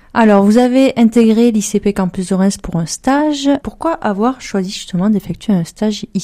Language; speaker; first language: French; native; French